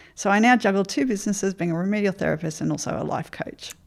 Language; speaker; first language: English; native; English